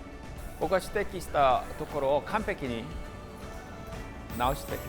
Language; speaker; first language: Japanese; non-native, learner; Korean